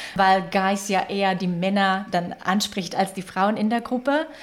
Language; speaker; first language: German; non-native, fluent; Slovak